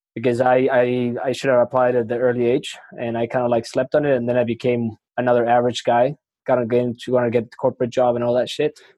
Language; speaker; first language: English; non-native, fluent; Spanish